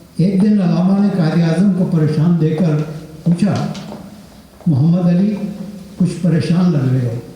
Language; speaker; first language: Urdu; non-native, local second language; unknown